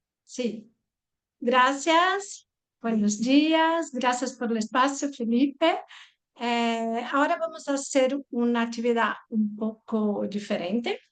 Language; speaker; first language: Spanish; non-native, fluent; Portuguese